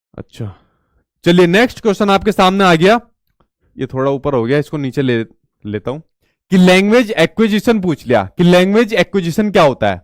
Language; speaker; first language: Hindi; native; Hindi